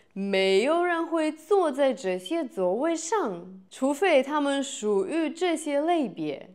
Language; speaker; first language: Chinese; non-native, fluent; Russian